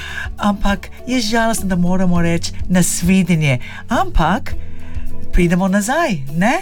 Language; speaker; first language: Slovenian; early bilingual, heritage; Slovenian